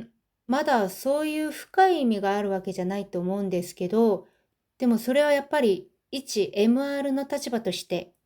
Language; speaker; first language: Japanese; non-native, fluent; Korean